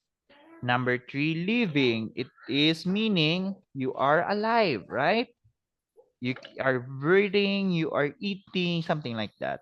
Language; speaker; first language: English; non-native, fluent; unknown